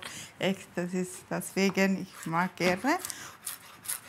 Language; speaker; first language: German; non-native, learner; Tamil